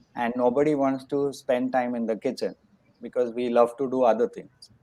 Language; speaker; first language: English; non-native, local second language; Marathi